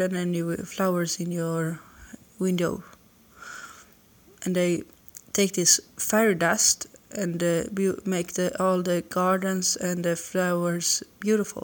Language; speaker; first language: English; non-native, learner; Swedish